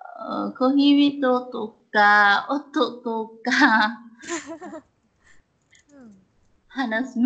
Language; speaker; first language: Japanese; non-native, learner; Vietnamese